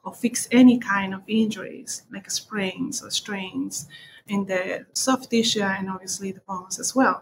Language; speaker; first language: English; non-native, fluent; Spanish